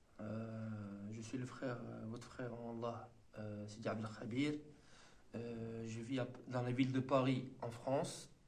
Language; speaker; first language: French; native; French